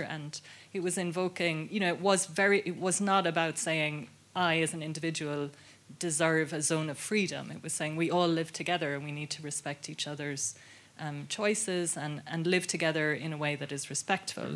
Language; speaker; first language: English; native; English